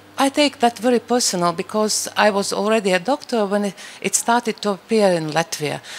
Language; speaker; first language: English; non-native, fluent; Latvian